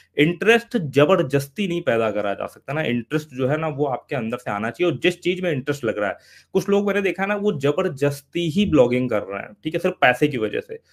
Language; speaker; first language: Hindi; native; Hindi